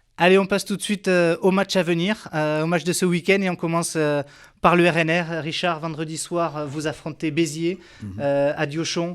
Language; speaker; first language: French; native; French